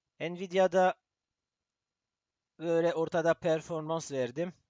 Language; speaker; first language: Turkish; early bilingual, heritage; Turkish